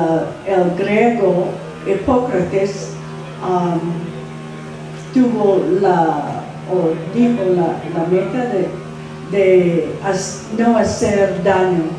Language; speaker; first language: Spanish; non-native, fluent; English